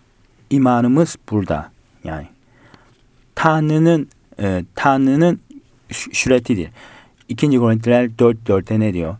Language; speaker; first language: Turkish; non-native, fluent; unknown